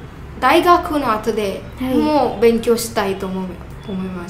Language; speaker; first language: Japanese; non-native, learner; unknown